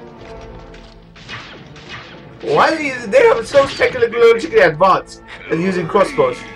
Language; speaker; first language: English; native; English